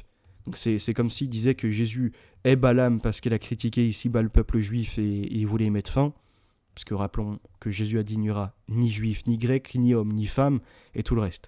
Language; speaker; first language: French; native; French